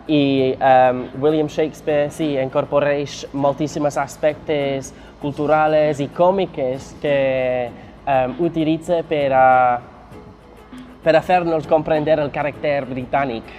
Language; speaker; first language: Catalan; non-native, fluent; English